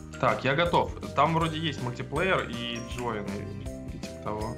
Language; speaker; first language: Russian; native; Russian